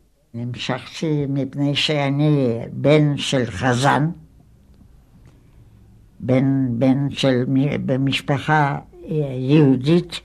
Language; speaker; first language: Hebrew; non-native, fluent; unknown